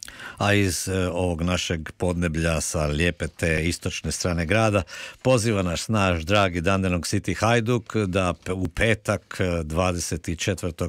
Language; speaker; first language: Croatian; native; Croatian